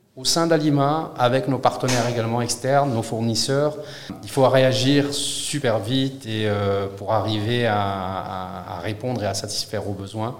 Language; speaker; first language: French; native; French